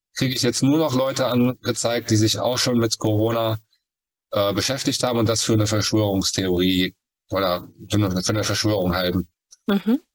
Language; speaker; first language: German; native; German